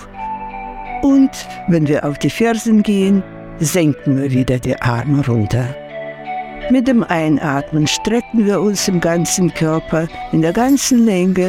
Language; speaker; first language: German; non-native, fluent; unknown